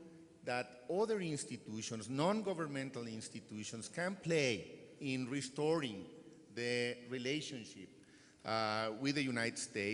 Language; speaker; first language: English; non-native, fluent; Spanish